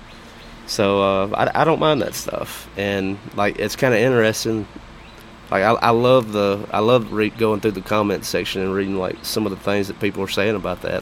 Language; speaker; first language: English; native; English